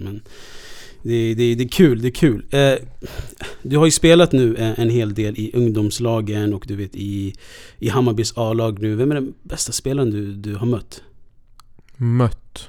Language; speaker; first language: Swedish; native; Swedish